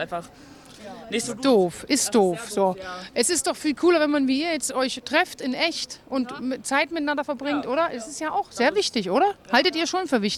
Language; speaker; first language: German; native; German